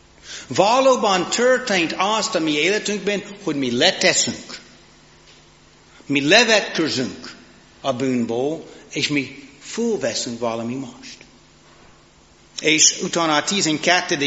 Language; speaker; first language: Hungarian; non-native, fluent; English